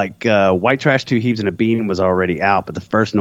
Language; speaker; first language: English; native; English